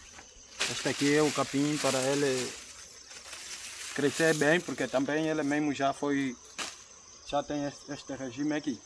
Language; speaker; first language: Portuguese; non-native, local second language; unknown